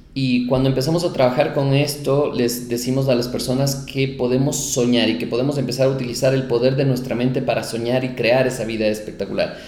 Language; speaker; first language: Spanish; native; Spanish